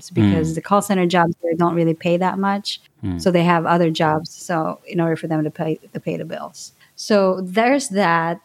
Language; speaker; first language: English; non-native, local second language; Filipino